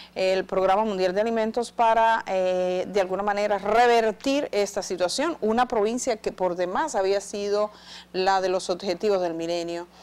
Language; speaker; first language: Spanish; native; Spanish